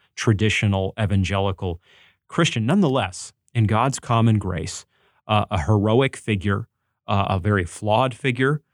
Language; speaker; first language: English; native; English